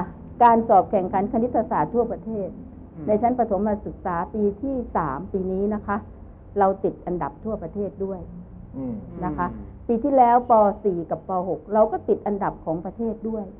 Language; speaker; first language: Thai; native; Thai